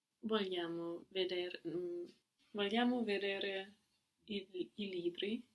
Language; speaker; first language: Italian; non-native, learner; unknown